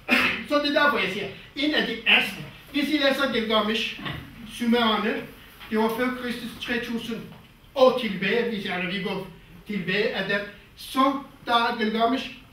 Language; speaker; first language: Danish; non-native, fluent; Kurdish